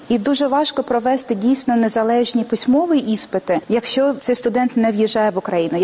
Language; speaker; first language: Ukrainian; native; Ukrainian